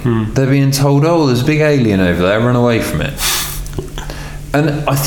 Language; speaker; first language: English; native; English